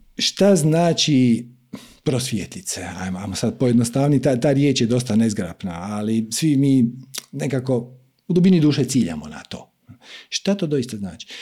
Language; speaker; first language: Croatian; native; Croatian